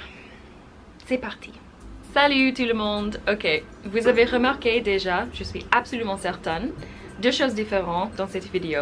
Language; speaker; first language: French; non-native, fluent; English